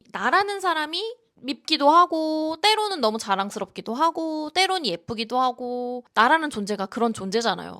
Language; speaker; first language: Korean; native; Korean